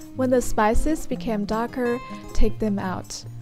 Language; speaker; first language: English; non-native, fluent; Chinese